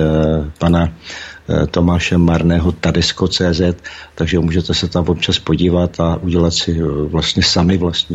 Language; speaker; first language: Czech; native; Czech